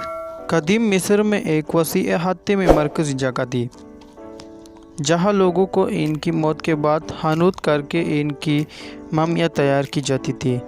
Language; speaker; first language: Urdu; native; Urdu